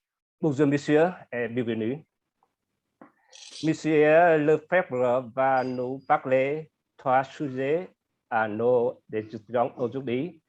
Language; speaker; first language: French; non-native, fluent; Vietnamese